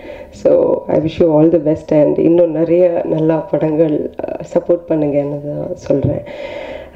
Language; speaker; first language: Tamil; non-native, learner; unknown